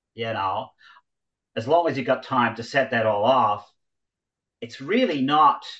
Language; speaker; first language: English; non-native, fluent; Dutch